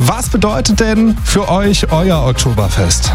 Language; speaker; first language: German; native; German